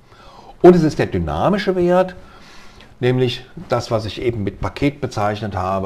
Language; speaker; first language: German; native; German